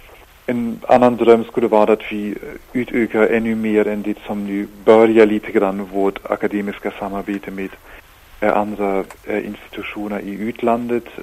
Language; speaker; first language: Swedish; non-native, fluent; German